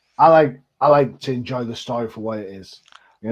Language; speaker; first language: English; native; English